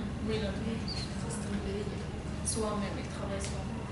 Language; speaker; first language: French; non-native, fluent; Arabic